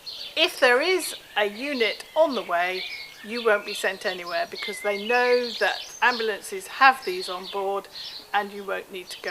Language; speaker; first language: English; native; English